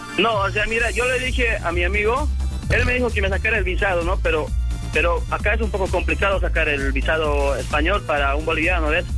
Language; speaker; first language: Spanish; native; Spanish